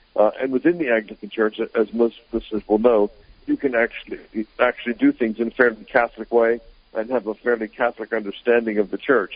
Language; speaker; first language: English; native; English